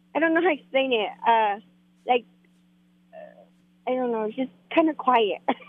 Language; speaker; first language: English; non-native, fluent; Spanish